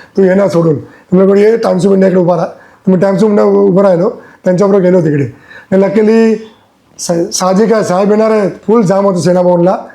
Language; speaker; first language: Marathi; non-native, local second language; Gujarati